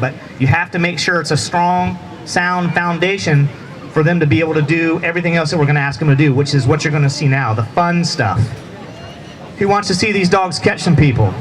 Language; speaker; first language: English; native; English